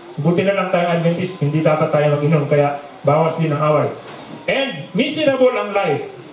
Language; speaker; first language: Filipino; non-native, local second language; Bikol